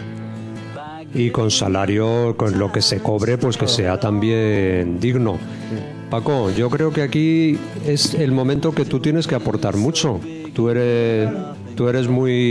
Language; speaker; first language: Spanish; native; Spanish